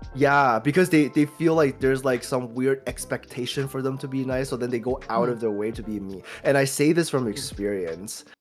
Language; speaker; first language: English; early bilingual, other home language; Chinese